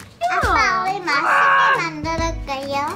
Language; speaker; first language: Korean; early bilingual, heritage; Korean